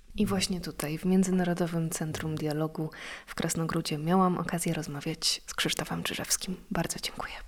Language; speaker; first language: Polish; native; Polish